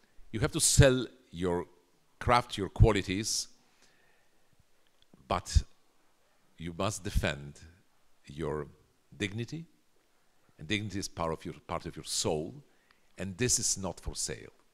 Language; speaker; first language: English; non-native, fluent; Polish